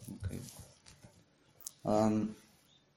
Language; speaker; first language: German; non-native, learner; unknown